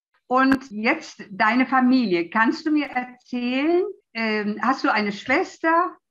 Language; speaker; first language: German; non-native, fluent; Italian